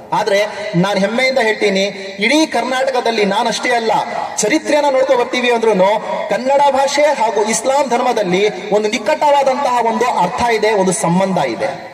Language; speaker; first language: Kannada; non-native, local second language; Urdu